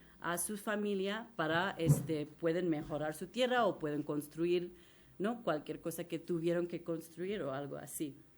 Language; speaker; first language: Spanish; non-native, fluent; English